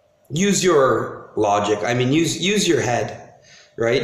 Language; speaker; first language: English; native; English